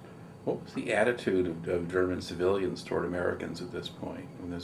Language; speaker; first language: English; native; English